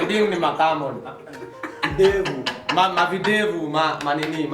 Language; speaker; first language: Swahili; native; Swahili